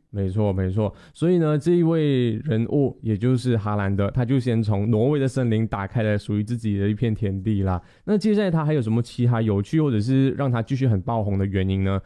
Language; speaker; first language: Chinese; native; Chinese